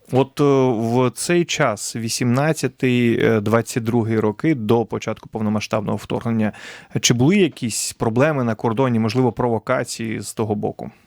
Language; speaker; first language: Ukrainian; native; Ukrainian